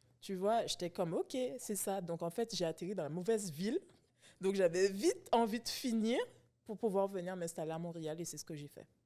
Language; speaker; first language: French; native; French